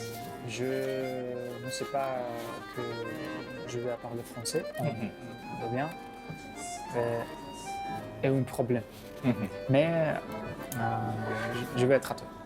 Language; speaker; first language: French; non-native, learner; Kazakh